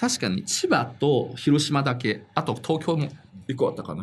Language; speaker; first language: Japanese; non-native, fluent; Chinese